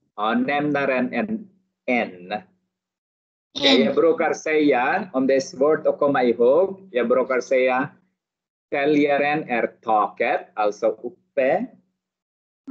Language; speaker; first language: Swedish; non-native, learner; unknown